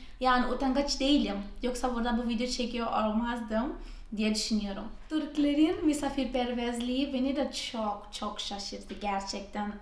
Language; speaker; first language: Turkish; non-native, fluent; Portuguese